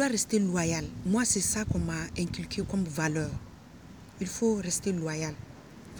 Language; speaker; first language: French; non-native, local second language; Hausa